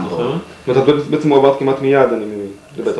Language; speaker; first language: Hebrew; native; Hebrew